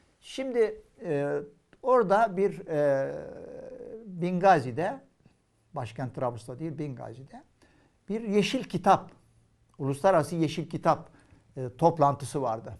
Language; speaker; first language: Turkish; non-native, fluent; Arabic